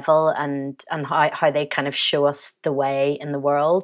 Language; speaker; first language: English; native; English